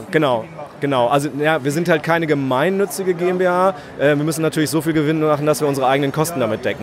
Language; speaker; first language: German; native; German